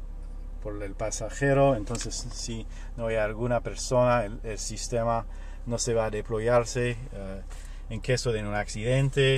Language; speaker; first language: Spanish; non-native, learner; French